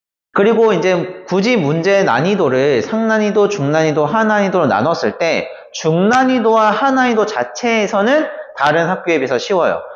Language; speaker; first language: Korean; native; Korean